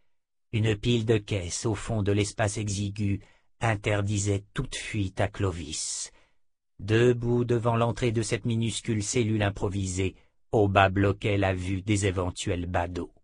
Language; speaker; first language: French; native; French